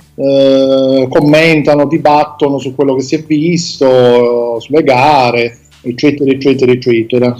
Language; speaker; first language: Italian; native; Italian